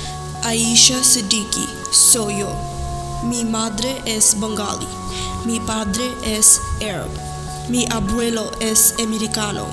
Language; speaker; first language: Spanish; non-native, learner; English